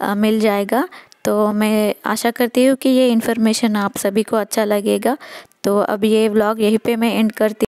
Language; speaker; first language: Hindi; non-native, local second language; Telugu